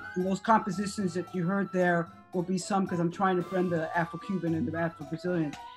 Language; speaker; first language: English; early bilingual, other home language; Spanish